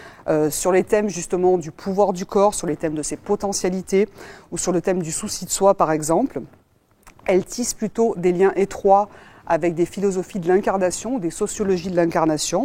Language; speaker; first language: French; native; French